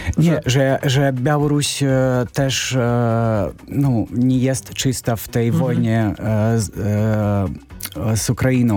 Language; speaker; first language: Polish; non-native, learner; Belarusian